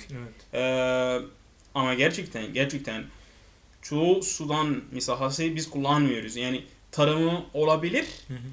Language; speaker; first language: Turkish; non-native, fluent; Arabic